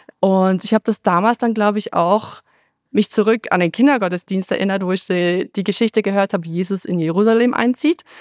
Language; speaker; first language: German; native; German